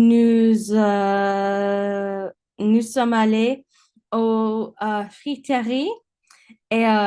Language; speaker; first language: French; non-native, learner; English